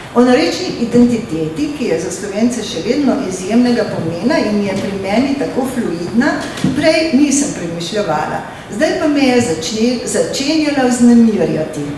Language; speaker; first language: Slovenian; native; Slovenian